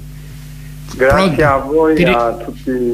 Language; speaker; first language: Italian; non-native, learner; Kurdish